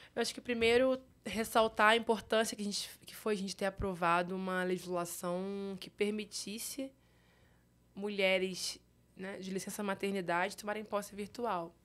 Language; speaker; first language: Portuguese; native; Portuguese